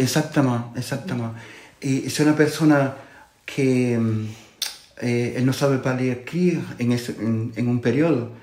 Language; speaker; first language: French; non-native, fluent; Spanish